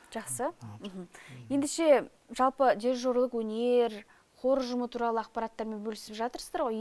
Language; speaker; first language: Kazakh; native; Kazakh